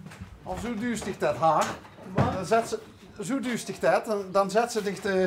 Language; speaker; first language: Dutch; native; Dutch